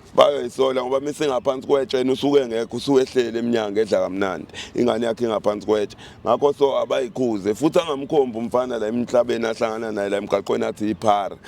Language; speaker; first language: Zulu; native; Zulu